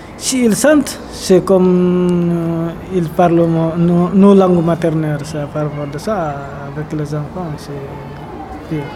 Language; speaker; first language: French; non-native, local second language; Fula